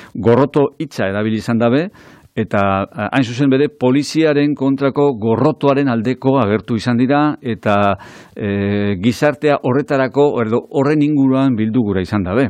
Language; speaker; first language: Basque; native; Basque